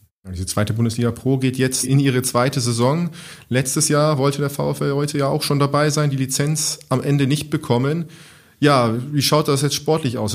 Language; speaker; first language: German; native; German